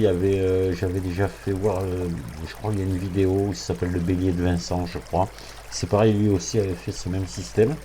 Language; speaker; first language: French; native; French